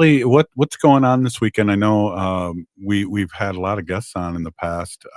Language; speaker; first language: English; native; English